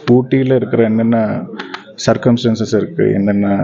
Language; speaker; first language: Tamil; native; Tamil